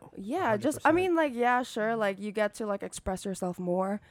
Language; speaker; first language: English; early bilingual, other home language; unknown